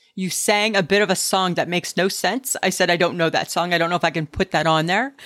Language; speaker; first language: English; native; English